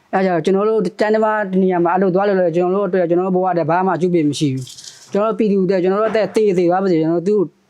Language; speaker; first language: Burmese; non-native, local second language; Karen languages